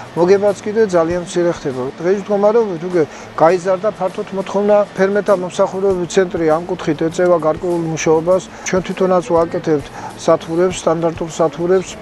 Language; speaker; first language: Georgian; native; Georgian